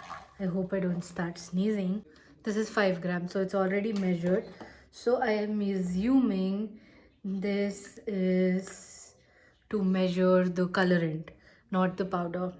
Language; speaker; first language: English; non-native, local second language; Hindi